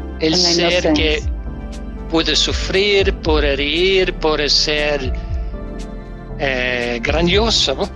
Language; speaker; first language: Spanish; non-native, learner; Danish